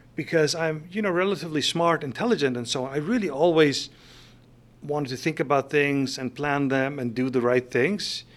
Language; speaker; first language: English; non-native, fluent; Faroese